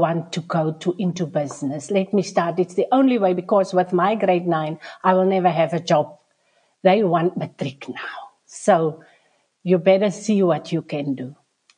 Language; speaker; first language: English; non-native, local second language; Afrikaans